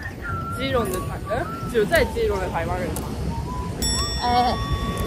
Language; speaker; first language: Chinese; non-native, learner; Japanese